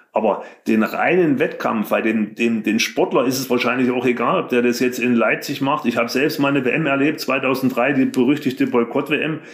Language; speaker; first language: German; native; German